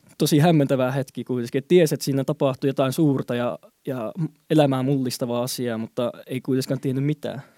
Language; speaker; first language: Finnish; early bilingual, other home language; Chinese